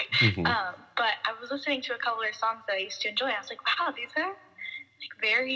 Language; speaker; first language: English; native; English